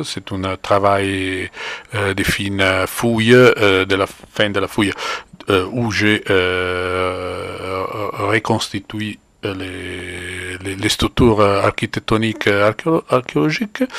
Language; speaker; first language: French; non-native, fluent; Italian